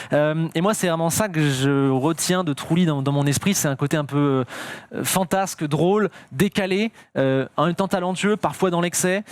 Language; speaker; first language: French; native; French